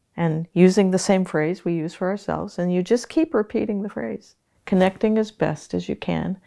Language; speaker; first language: English; native; English